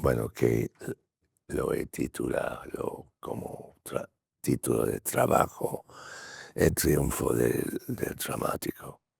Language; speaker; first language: Spanish; non-native, fluent; English